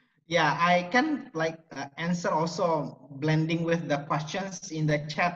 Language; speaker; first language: English; non-native, fluent; Indonesian